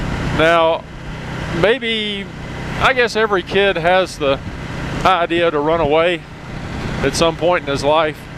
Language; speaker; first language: English; native; English